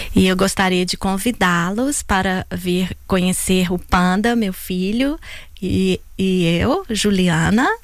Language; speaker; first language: Portuguese; native; Portuguese